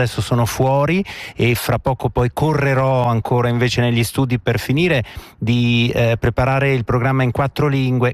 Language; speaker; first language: Italian; native; Italian